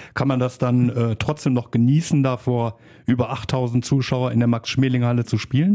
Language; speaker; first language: German; native; German